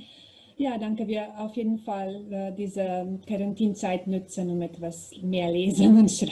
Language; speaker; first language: German; non-native, learner; Macedonian